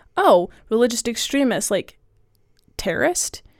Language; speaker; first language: English; native; English